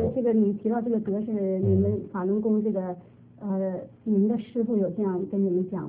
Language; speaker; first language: Chinese; native; Chinese